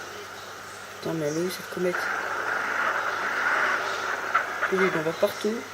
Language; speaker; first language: French; native; French